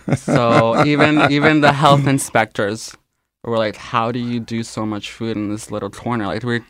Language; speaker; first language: English; non-native, fluent; Spanish